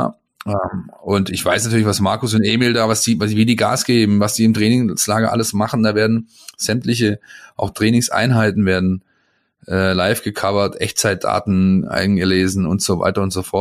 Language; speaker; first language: German; native; German